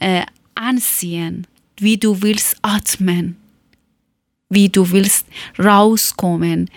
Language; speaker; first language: German; non-native, learner; Persian